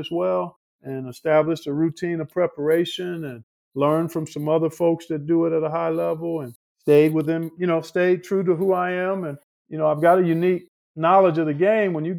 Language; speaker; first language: English; native; English